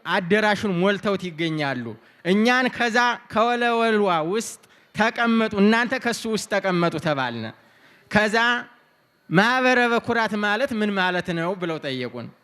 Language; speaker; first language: Amharic; native; Amharic